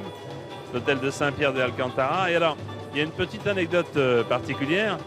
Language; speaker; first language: French; native; French